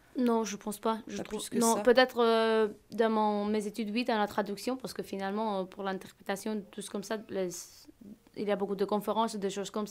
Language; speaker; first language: French; non-native, fluent; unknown